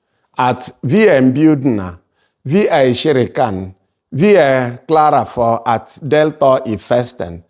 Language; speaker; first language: Swedish; non-native, fluent; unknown